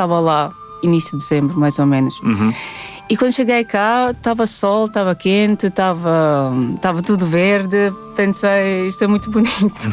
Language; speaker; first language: Portuguese; non-native, fluent; Latvian